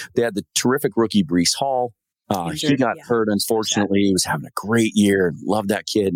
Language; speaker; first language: English; native; English